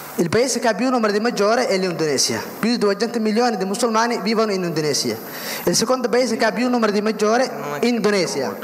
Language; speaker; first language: Italian; non-native, fluent; Somali